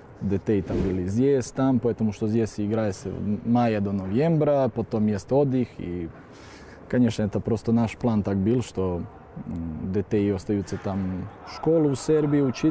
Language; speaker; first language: Russian; non-native, learner; Serbian